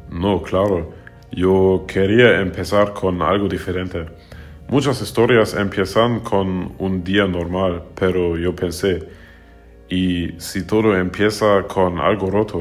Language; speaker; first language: Spanish; non-native, learner; German